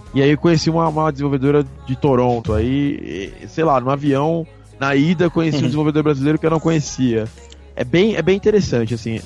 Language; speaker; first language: Portuguese; native; Portuguese